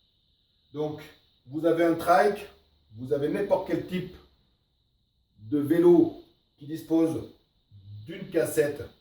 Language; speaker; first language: French; native; French